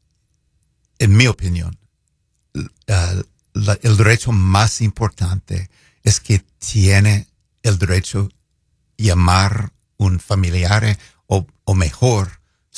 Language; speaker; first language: Spanish; non-native, fluent; English